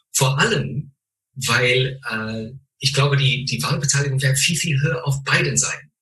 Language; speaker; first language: German; non-native, fluent; English